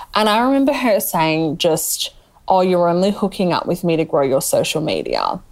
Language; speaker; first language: English; native; English